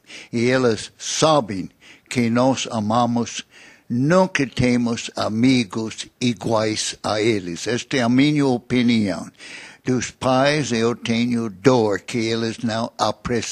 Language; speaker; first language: Portuguese; non-native, fluent; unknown